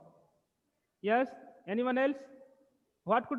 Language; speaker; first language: English; non-native, local second language; Hindi